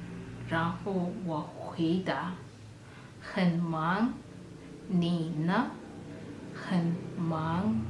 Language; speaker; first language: Chinese; non-native, fluent; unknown